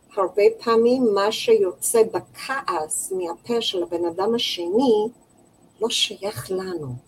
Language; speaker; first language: Hebrew; non-native, fluent; English